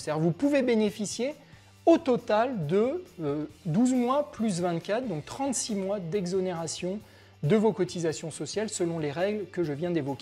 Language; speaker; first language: French; native; French